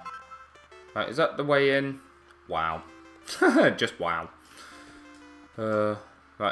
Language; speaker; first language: English; native; English